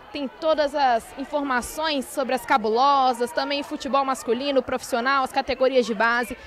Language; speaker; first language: Portuguese; native; Portuguese